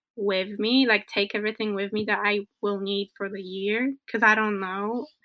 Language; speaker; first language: English; non-native, fluent; Polish